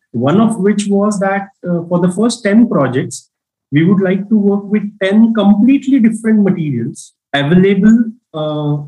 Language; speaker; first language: English; non-native, local second language; Marathi